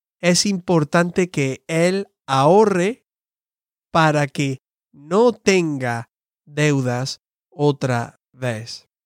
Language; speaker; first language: Spanish; non-native, fluent; English